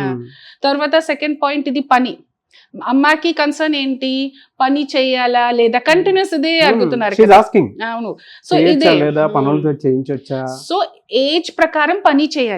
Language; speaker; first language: Telugu; non-native, local second language; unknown